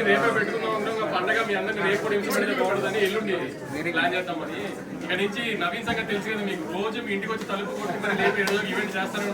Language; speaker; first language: Telugu; native; Telugu